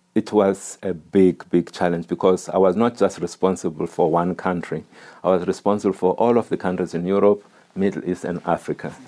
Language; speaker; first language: English; non-native, local second language; Xhosa